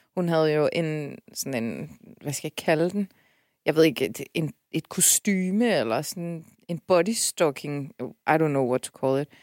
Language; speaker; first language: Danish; early bilingual, other home language; Persian